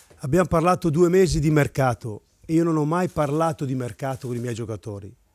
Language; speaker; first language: Italian; native; Italian